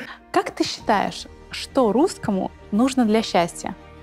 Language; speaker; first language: Russian; native; Russian